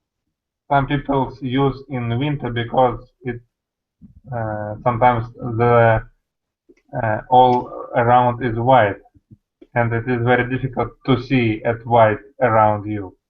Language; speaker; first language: English; non-native, learner; Russian